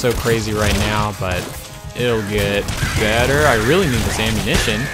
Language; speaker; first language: English; native; English